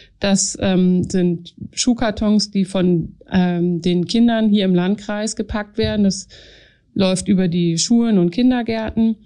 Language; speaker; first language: German; native; German